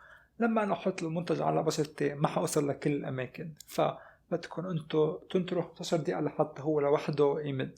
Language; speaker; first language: Arabic; native; Arabic